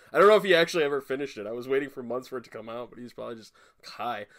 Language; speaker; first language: English; native; English